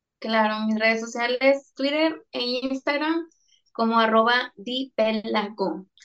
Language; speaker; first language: Spanish; native; Spanish